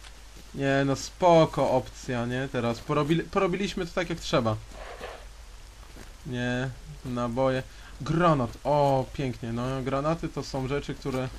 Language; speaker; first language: Polish; native; Polish